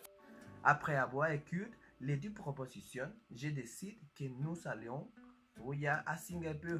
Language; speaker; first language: French; non-native, learner; Spanish